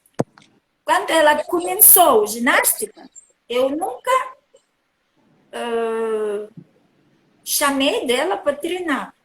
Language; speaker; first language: Portuguese; non-native, learner; Russian